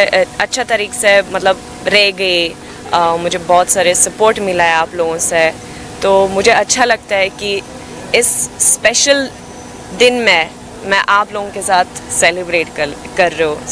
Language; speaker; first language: Hindi; non-native, fluent; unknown